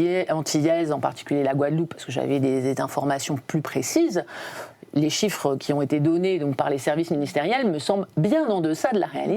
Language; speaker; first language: French; native; French